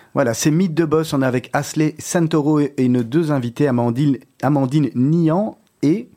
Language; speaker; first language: French; native; French